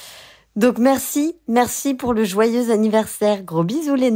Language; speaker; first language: French; native; French